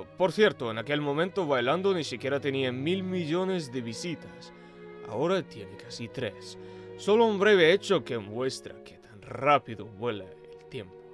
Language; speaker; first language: Spanish; non-native, fluent; Russian